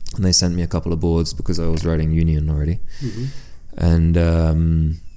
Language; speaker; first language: English; early bilingual, other home language; French